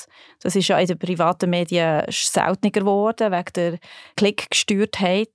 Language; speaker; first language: German; native; German